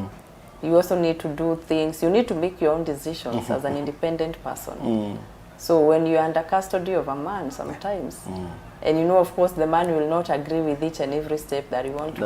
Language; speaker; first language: English; non-native, local second language; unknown